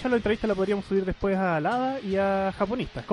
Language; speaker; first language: Spanish; native; Spanish